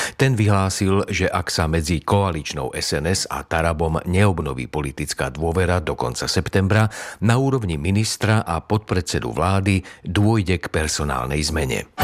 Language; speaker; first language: Slovak; native; Slovak